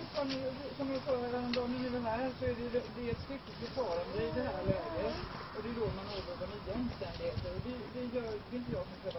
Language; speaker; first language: Swedish; native; Swedish